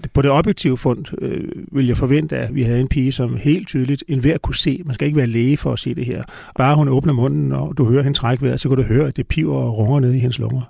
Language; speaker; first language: Danish; native; Danish